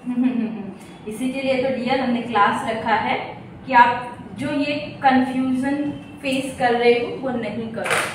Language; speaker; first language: Hindi; non-native, local second language; Gujarati